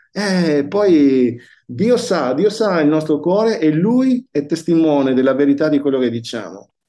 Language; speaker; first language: Italian; native; Italian